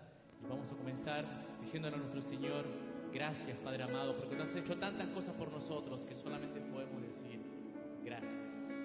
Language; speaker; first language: Spanish; native; Spanish